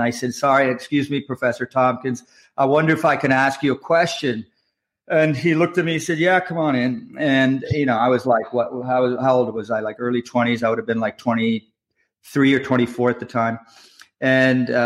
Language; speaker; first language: English; native; English